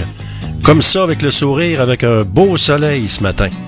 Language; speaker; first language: French; native; French